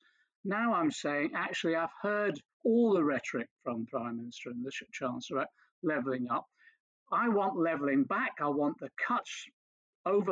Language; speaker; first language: English; native; English